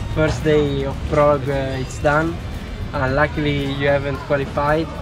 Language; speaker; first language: English; non-native, fluent; Italian